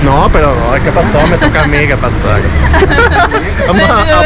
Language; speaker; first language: Spanish; native; Spanish